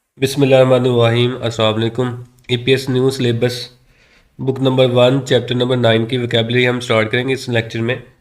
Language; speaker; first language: Urdu; non-native, local second language; Punjabi